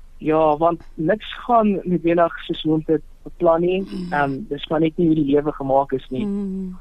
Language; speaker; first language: Afrikaans; non-native, local second language; Tswana